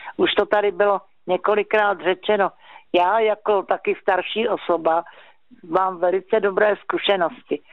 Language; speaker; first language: Czech; native; Czech